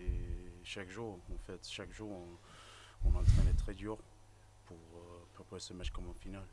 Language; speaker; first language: French; non-native, fluent; English